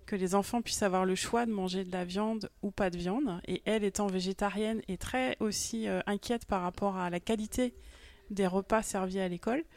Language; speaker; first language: French; native; French